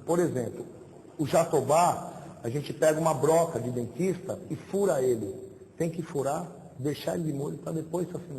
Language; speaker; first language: Portuguese; native; Portuguese